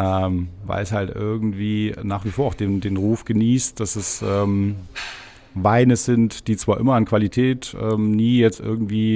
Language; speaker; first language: German; native; German